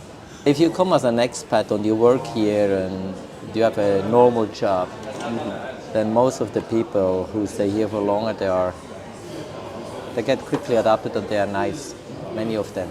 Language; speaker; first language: English; non-native, fluent; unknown